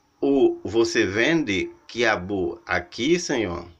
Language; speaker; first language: Portuguese; non-native, learner; Haitian Creole